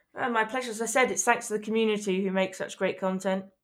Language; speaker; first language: English; native; English